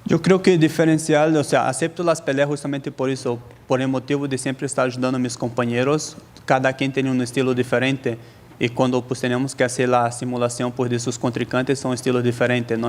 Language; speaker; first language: Spanish; native; Spanish